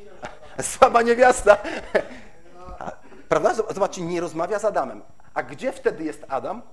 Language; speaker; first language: Polish; native; Polish